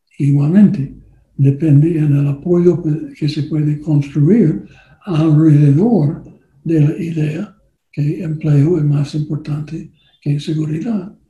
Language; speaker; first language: Spanish; non-native, learner; English